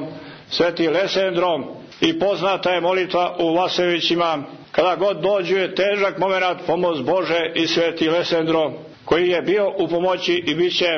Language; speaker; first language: Croatian; native; Croatian